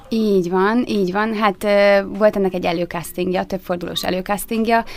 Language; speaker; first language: Hungarian; native; Hungarian